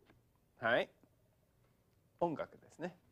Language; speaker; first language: Japanese; non-native, fluent; English